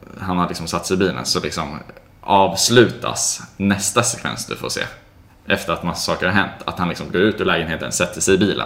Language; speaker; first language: Swedish; native; Swedish